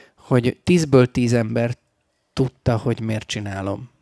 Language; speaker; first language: Hungarian; native; Hungarian